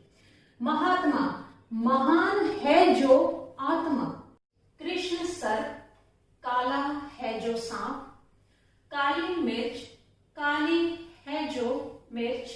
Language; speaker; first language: Hindi; native; Hindi